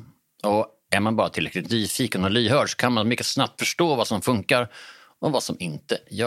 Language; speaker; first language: Swedish; native; Swedish